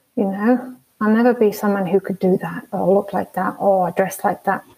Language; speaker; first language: English; native; English